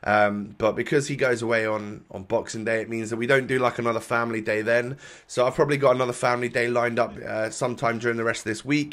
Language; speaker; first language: English; native; English